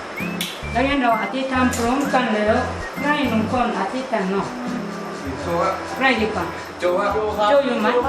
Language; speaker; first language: Thai; non-native, fluent; Korean